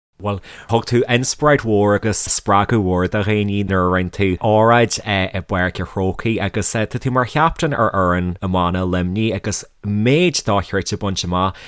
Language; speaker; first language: Irish; native; Irish